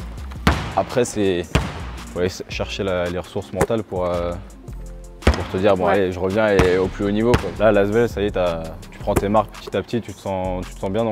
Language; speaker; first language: French; native; French